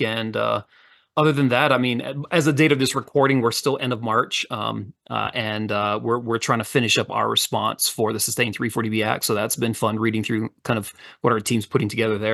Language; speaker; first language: English; native; English